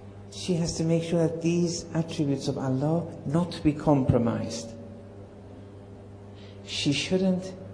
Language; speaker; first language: English; native; English